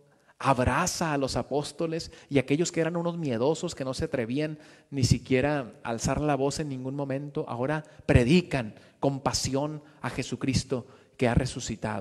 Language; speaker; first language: Spanish; native; Spanish